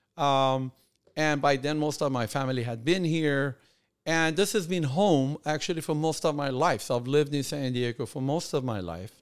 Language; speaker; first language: English; non-native, fluent; Persian